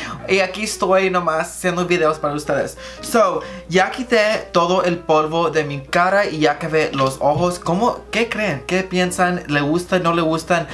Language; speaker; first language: Spanish; early bilingual, heritage; Spanish